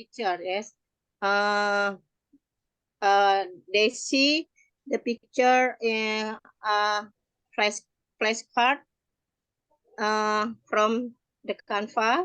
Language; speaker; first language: English; non-native, learner; Indonesian